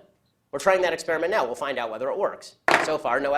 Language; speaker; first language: English; native; English